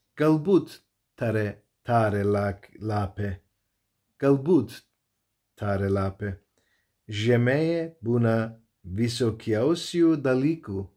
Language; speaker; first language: Lithuanian; non-native, learner; Turkish